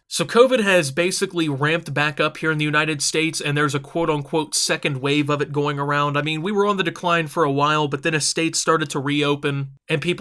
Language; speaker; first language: English; native; English